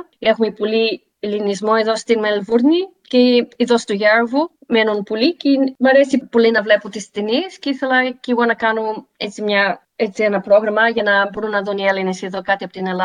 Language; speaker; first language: Greek; early bilingual, heritage; Greek